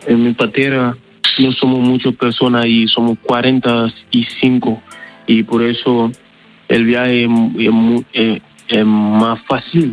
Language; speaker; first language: Spanish; non-native, learner; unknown